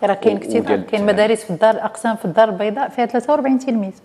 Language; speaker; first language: Arabic; native; Arabic